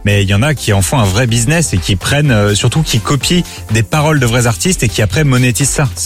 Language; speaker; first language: French; native; French